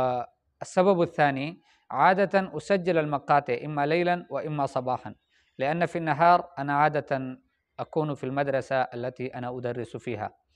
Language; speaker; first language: Arabic; non-native, fluent; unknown